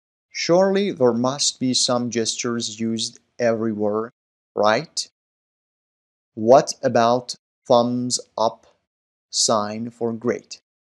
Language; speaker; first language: English; non-native, fluent; Persian